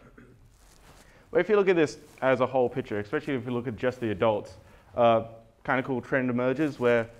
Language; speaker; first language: English; native; English